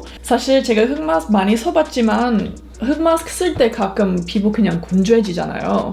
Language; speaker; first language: Korean; non-native, fluent; English